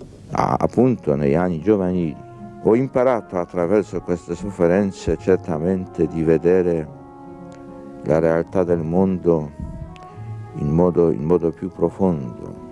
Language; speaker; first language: Italian; non-native, fluent; Polish